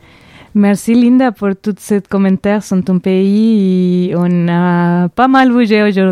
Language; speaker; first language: French; non-native, fluent; Spanish